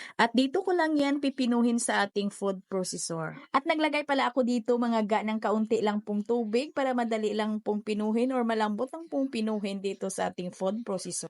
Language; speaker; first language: Filipino; non-native, local second language; Cebuano